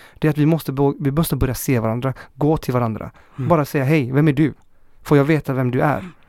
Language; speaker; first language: Swedish; early bilingual, other home language; Spanish